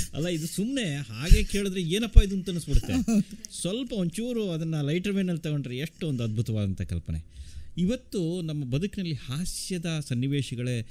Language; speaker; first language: Kannada; native; Kannada